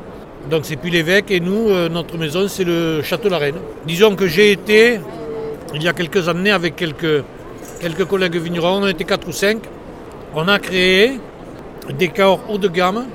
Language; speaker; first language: French; native; French